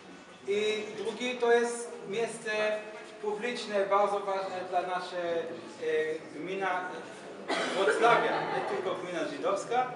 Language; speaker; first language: Polish; non-native, learner; Hebrew